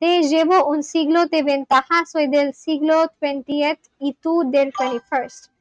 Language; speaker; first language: Spanish; non-native, learner; English